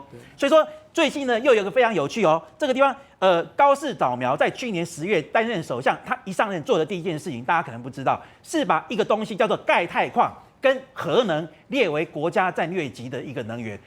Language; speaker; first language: Chinese; native; Chinese